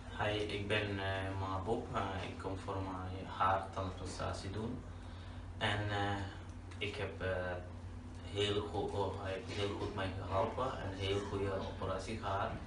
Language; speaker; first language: Dutch; non-native, learner; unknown